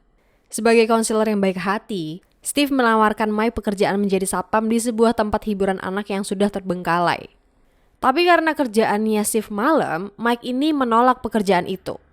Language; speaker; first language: Indonesian; native; Indonesian